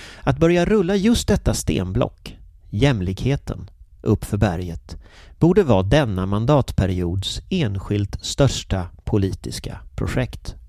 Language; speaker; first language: Swedish; native; Swedish